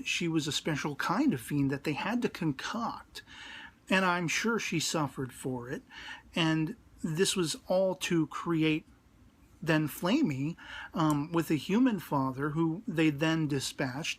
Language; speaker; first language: English; native; English